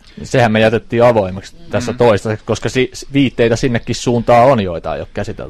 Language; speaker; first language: Finnish; native; Finnish